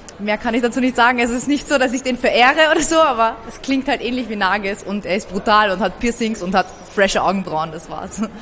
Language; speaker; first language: German; early bilingual, other home language; Persian